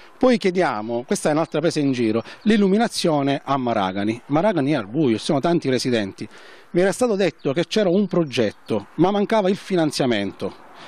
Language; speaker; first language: Italian; native; Italian